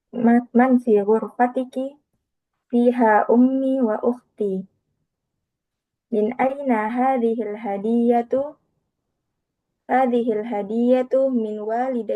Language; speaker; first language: Arabic; non-native, learner; Indonesian